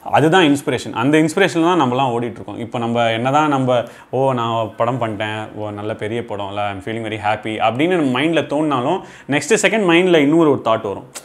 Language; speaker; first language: Tamil; native; Tamil